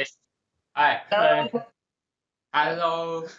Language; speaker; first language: English; non-native, learner; Japanese